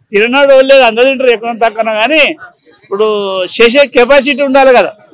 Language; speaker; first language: Telugu; native; Telugu